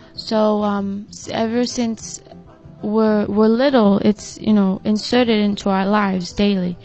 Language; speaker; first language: English; non-native, fluent; Portuguese